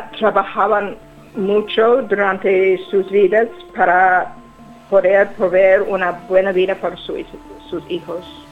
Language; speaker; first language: Spanish; non-native, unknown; English